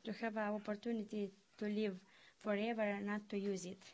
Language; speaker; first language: English; non-native, fluent; Romanian